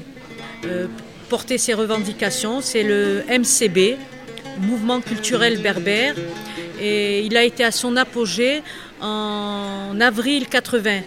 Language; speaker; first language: French; non-native, local second language; Kabyle